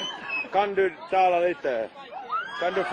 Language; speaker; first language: Swedish; non-native, learner; Finnish